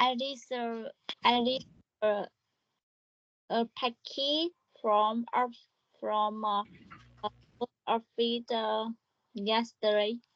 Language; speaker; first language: English; non-native, learner; Vietnamese